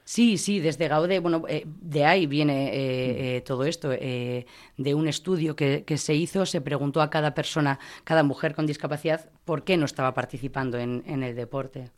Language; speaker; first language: Spanish; native; Spanish